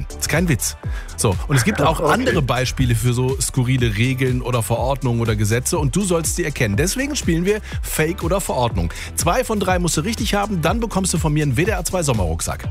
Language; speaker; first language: German; native; German